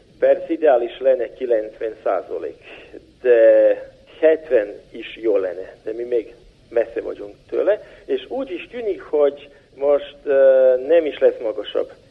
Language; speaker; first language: Hungarian; non-native, local second language; Serbian